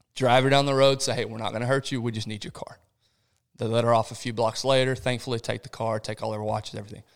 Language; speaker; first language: English; early bilingual, other home language; Portuguese